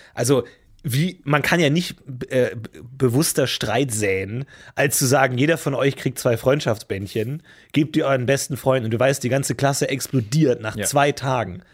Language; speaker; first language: German; native; German